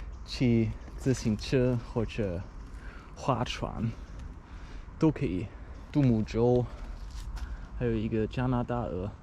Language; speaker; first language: Chinese; non-native, fluent; German